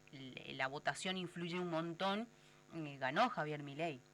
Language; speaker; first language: Spanish; native; Spanish